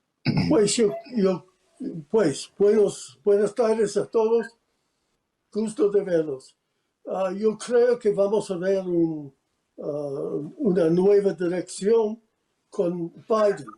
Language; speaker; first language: Spanish; non-native, fluent; English